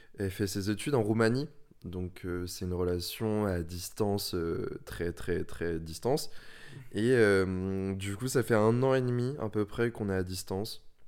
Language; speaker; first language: French; early bilingual, other home language; Vietnamese